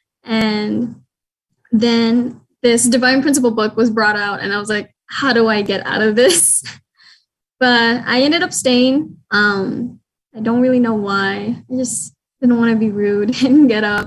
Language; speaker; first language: English; native; English